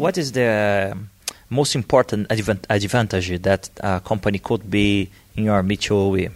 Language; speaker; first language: English; non-native, learner; Portuguese